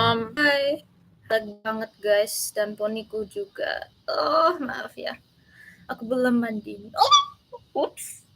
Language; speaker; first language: Indonesian; early bilingual, heritage; English